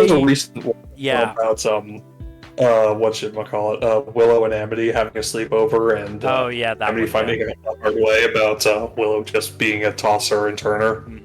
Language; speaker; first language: English; native; English